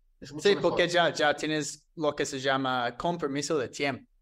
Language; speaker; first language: Spanish; non-native, fluent; English